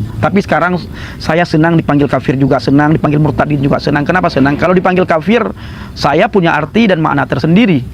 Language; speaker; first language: Indonesian; non-native, local second language; Achinese